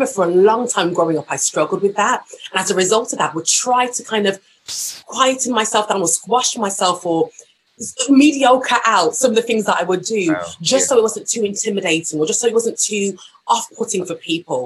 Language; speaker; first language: English; native; English